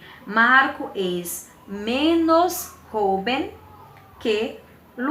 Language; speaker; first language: Spanish; non-native, fluent; Portuguese